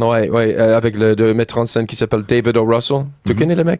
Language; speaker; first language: French; non-native, learner; English